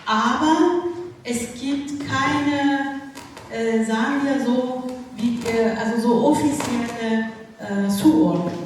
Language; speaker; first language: German; non-native, fluent; Kurdish